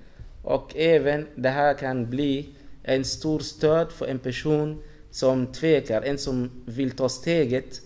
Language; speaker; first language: Swedish; non-native, fluent; Arabic